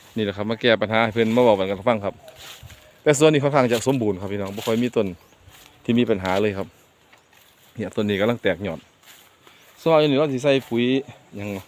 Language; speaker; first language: Thai; non-native, local second language; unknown